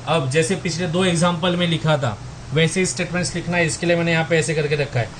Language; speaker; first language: Hindi; non-native, local second language; Marathi